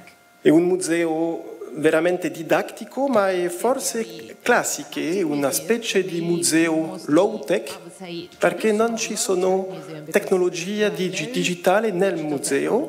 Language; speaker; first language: Italian; non-native, fluent; French